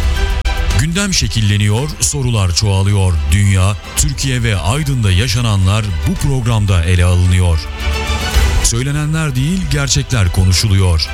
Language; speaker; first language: Turkish; native; Turkish